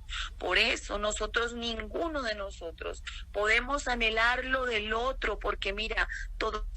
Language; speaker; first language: Spanish; native; Spanish